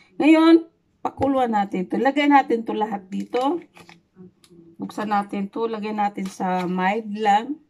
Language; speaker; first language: Filipino; native; Filipino